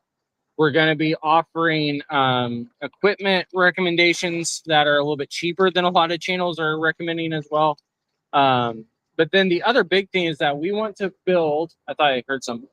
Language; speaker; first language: English; native; English